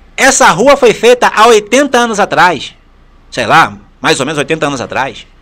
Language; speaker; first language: Portuguese; native; Portuguese